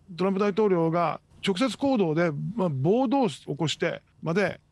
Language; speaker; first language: Japanese; native; Japanese